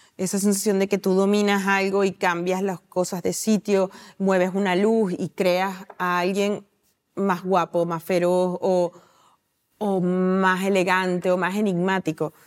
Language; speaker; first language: Spanish; native; Spanish